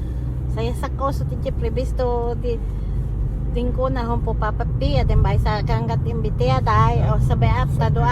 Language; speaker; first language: Danish; non-native, learner; Filipino